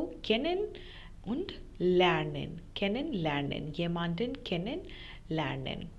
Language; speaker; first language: German; non-native, fluent; Hindi